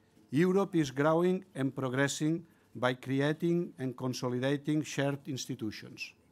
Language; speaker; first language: English; non-native, fluent; Catalan